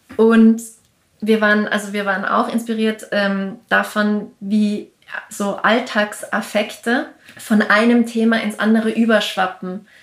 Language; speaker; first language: German; native; German